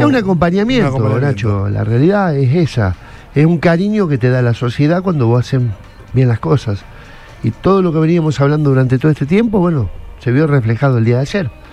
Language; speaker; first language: Spanish; native; Spanish